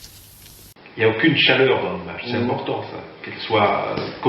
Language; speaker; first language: French; native; French